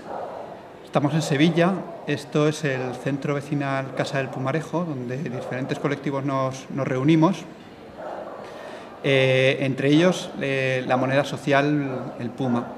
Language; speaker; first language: Spanish; native; Spanish